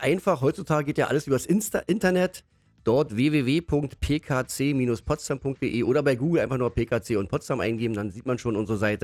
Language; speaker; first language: German; native; German